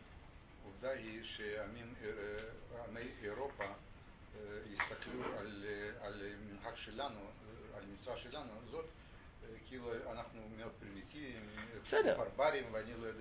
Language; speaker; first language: Hebrew; non-native, fluent; Russian